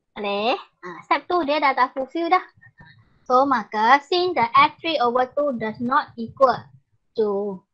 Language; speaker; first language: English; non-native, local second language; Malay